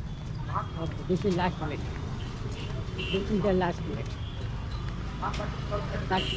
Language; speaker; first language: English; non-native, learner; Hindi